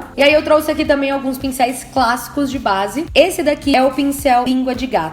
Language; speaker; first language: Portuguese; native; Portuguese